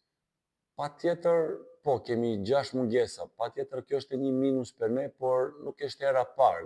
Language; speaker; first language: Albanian; non-native, fluent; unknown